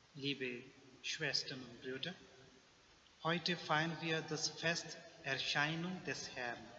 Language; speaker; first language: German; non-native, learner; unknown